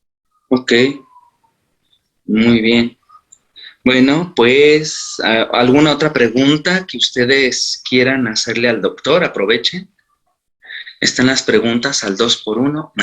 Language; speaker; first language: Spanish; native; Spanish